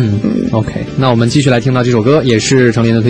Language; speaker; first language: Chinese; native; Chinese